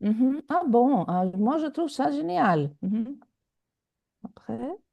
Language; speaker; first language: French; non-native, fluent; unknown